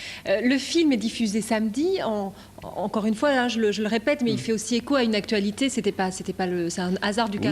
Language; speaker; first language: French; native; French